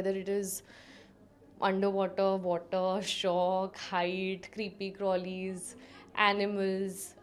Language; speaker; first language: Hindi; native; Hindi